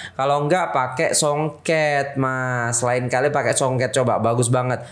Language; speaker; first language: Indonesian; native; Indonesian